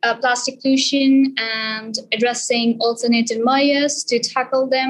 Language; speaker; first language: English; non-native, local second language; Punjabi